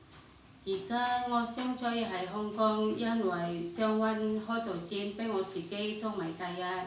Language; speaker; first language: Cantonese; non-native, learner; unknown